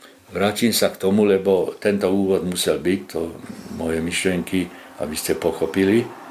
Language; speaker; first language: Slovak; non-native, local second language; Hungarian